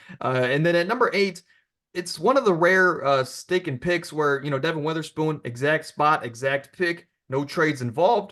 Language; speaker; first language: English; native; English